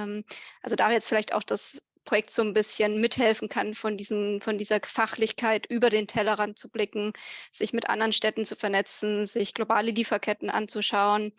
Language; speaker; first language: German; native; German